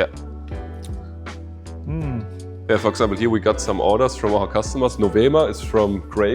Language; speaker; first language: English; non-native, fluent; German